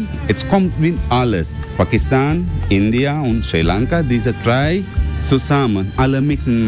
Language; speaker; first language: German; non-native, learner; Sinhala